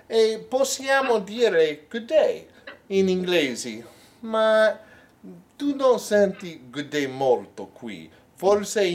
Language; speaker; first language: Italian; non-native, learner; English